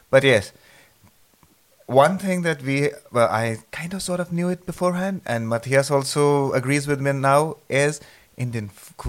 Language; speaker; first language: English; non-native, local second language; Punjabi